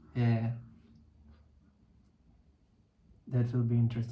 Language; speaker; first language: English; non-native, learner; Russian